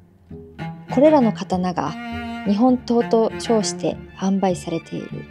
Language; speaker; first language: Japanese; native; Japanese